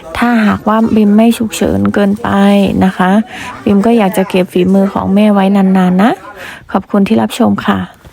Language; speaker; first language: Thai; non-native, local second language; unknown